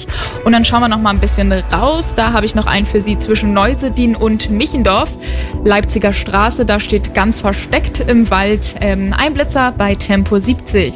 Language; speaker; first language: German; native; German